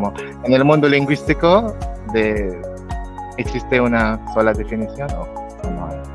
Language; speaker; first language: Spanish; non-native, fluent; Filipino